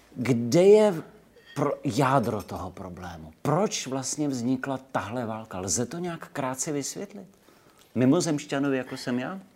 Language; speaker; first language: Czech; native; Czech